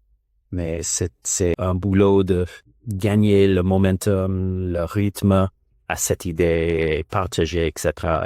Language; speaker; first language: French; non-native, learner; English